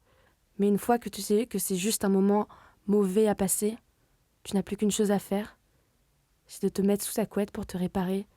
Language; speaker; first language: French; native; French